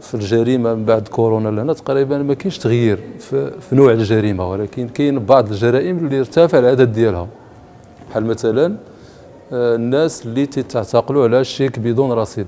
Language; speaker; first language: Arabic; native; Arabic